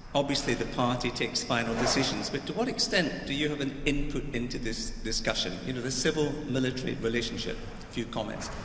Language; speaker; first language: English; non-native, fluent; Chinese